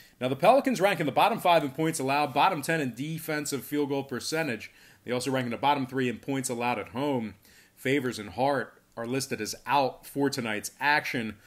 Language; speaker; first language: English; native; English